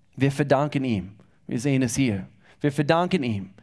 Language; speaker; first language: German; non-native, fluent; English